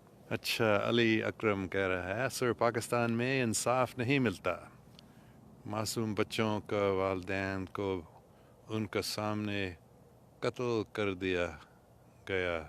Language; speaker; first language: Urdu; non-native, fluent; English